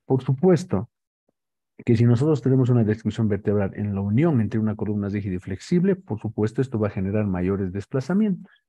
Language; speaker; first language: Spanish; native; Spanish